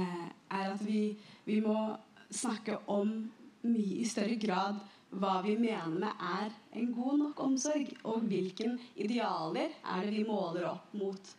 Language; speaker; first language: Norwegian; early bilingual, other home language; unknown